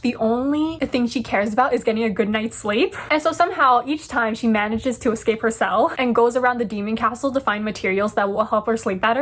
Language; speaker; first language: English; native; English